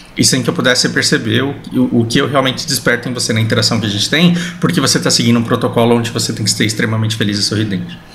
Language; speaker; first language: Portuguese; early bilingual, heritage; Portuguese